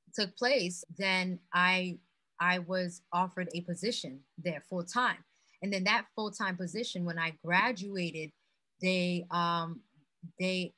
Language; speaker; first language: English; non-native, fluent; Haitian Creole